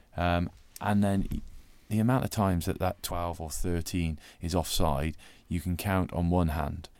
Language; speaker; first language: English; native; English